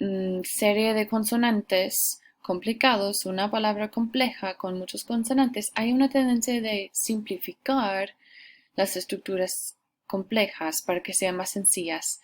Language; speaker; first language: Spanish; non-native, fluent; English